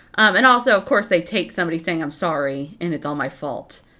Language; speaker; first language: English; native; English